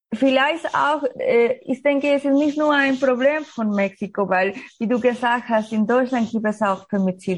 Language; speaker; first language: German; non-native, learner; Spanish